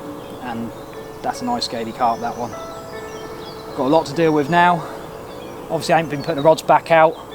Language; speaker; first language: English; native; English